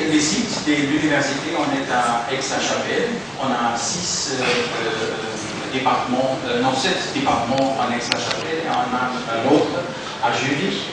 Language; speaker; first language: French; non-native, fluent; German